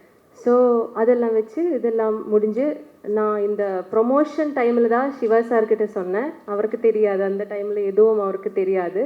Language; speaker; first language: Tamil; non-native, learner; Malayalam